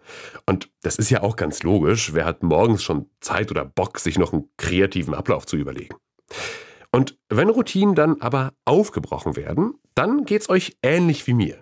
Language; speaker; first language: German; native; German